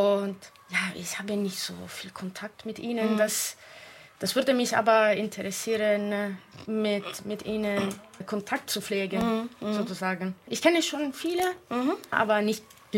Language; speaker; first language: German; non-native, fluent; Italian